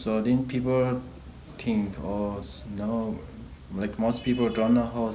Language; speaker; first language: English; non-native, learner; Tibetan